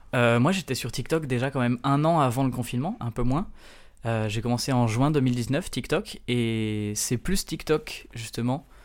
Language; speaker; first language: French; native; French